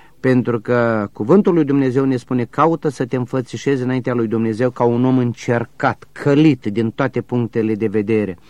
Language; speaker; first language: Romanian; native; Romanian